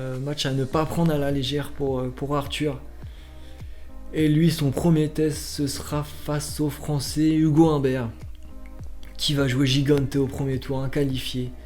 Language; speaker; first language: French; native; French